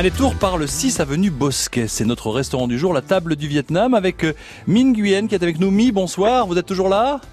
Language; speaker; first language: French; native; French